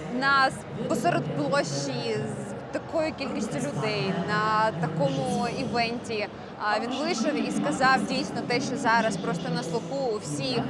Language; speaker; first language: Ukrainian; native; Ukrainian